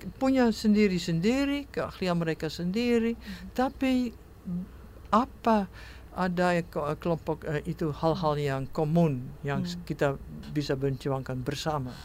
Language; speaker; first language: Indonesian; non-native, fluent; Dutch